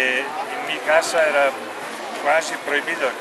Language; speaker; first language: Spanish; non-native, learner; Italian